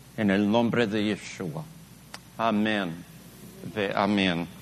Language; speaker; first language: Spanish; early bilingual, heritage; Spanish